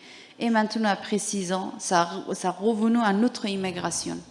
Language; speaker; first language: French; non-native, learner; Persian